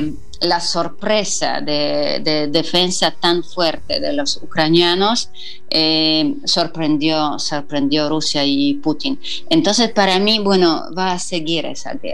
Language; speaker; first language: Spanish; non-native, fluent; Polish